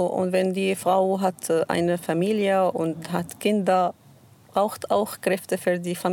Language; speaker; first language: German; non-native, learner; Arabic